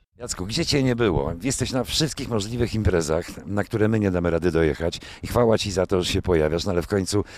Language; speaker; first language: Polish; native; Polish